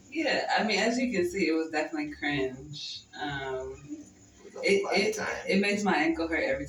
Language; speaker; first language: English; native; English